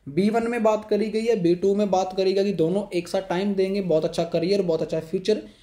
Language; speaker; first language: Hindi; non-native, local second language; Punjabi